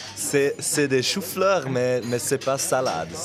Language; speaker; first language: French; non-native, local second language; German